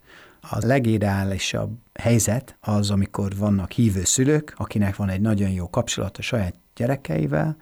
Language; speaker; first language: Hungarian; non-native, fluent; English